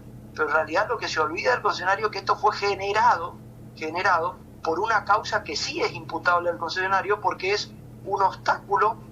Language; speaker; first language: Spanish; native; Spanish